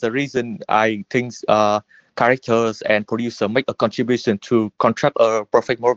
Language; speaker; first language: English; non-native, learner; Vietnamese